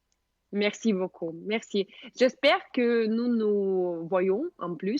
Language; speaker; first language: French; non-native, fluent; Russian